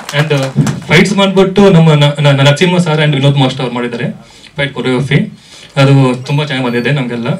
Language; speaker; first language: Kannada; non-native, local second language; Telugu